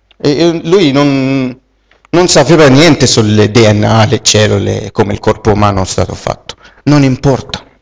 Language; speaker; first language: Italian; non-native, fluent; Arabic